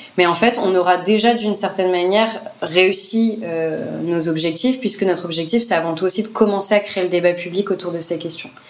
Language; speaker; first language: French; native; French